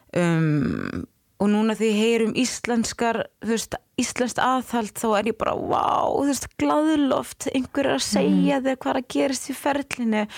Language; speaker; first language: Icelandic; non-native, fluent; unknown